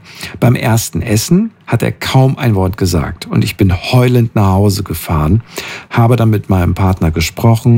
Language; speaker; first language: German; native; German